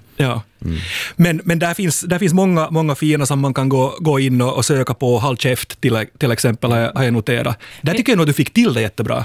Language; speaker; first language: Swedish; native; Swedish